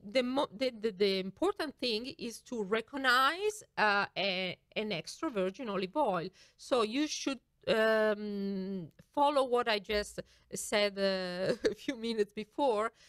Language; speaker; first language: English; non-native, fluent; Italian